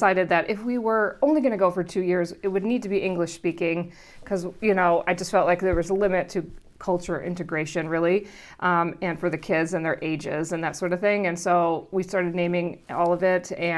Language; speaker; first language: English; native; English